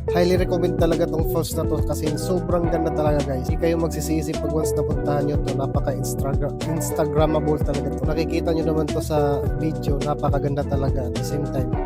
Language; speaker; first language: Filipino; non-native, local second language; Cebuano